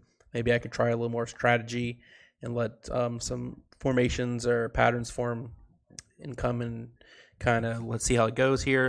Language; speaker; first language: English; native; English